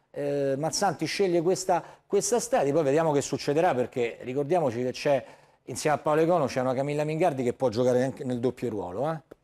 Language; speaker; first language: Italian; native; Italian